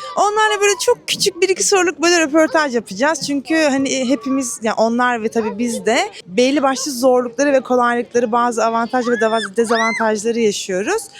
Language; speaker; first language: Turkish; native; Turkish